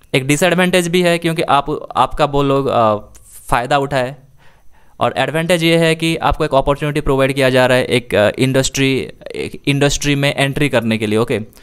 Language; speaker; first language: Hindi; native; Hindi